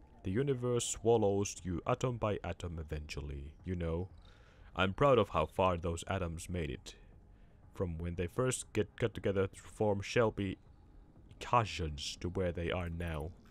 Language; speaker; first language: English; non-native, fluent; Finnish